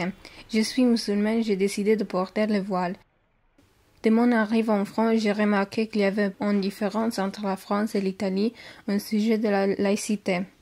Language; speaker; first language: French; non-native, learner; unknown